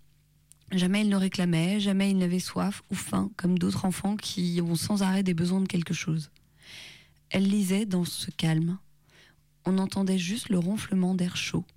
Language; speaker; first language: French; native; French